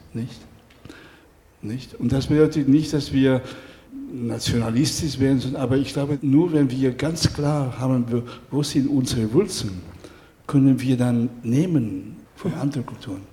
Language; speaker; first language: German; non-native, fluent; Spanish